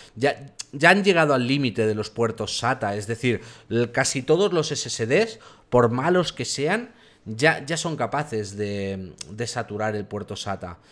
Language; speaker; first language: Spanish; native; Spanish